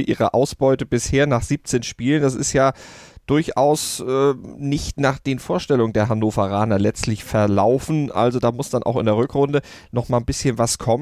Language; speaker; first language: German; native; German